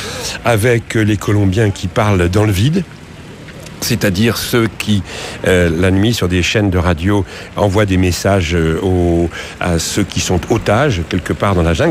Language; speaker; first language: French; native; French